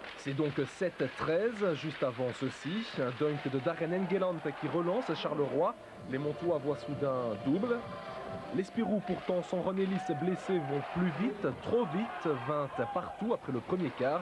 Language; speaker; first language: French; native; French